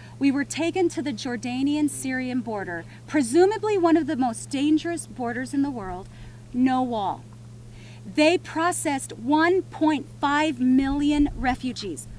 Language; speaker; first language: English; early bilingual, other home language; Spanish